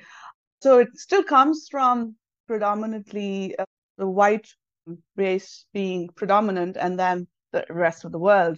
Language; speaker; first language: English; non-native, local second language; Tamil